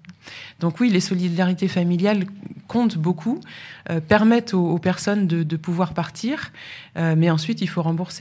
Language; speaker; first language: French; native; French